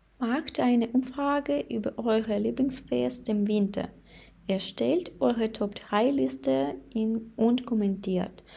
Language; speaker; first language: German; non-native, fluent; Ukrainian